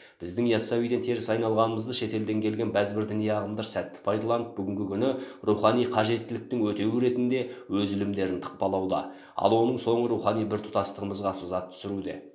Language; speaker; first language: Kazakh; native; Kazakh